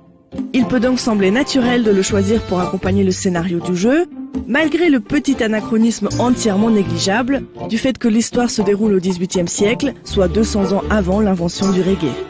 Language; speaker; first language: French; native; French